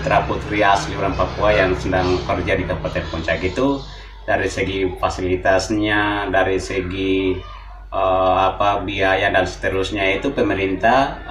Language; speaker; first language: Indonesian; non-native, local second language; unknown